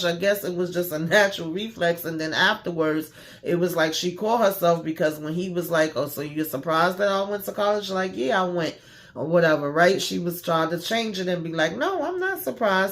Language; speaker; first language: English; native; English